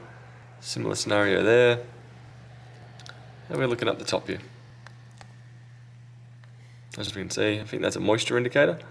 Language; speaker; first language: English; native; English